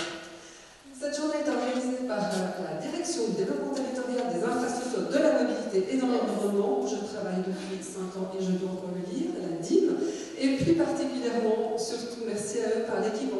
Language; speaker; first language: French; native; French